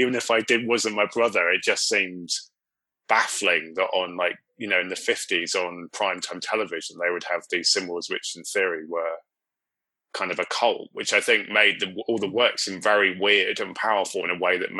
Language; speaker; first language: English; native; English